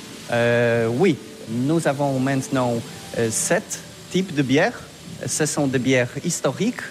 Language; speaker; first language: French; non-native, learner; Polish